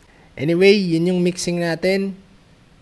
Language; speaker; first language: Filipino; native; Filipino